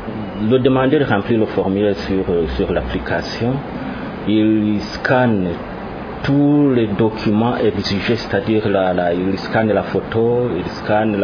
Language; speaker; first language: French; non-native, local second language; Rundi